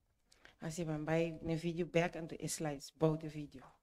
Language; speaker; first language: Dutch; non-native, learner; Papiamento